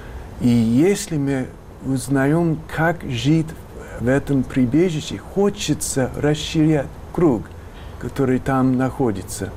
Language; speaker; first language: Russian; non-native, fluent; English